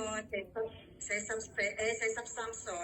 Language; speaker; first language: Cantonese; non-native, learner; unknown